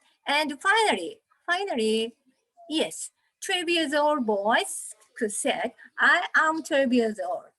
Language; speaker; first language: English; non-native, learner; Japanese